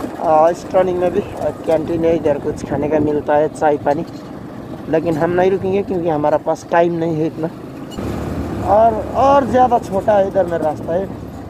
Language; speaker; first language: Hindi; non-native, learner; Nepali